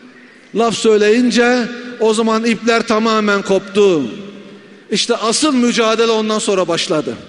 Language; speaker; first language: Turkish; native; Turkish